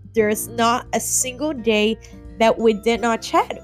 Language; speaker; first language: English; non-native, fluent; Portuguese